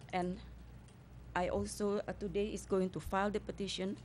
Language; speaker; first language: English; non-native, fluent; Indonesian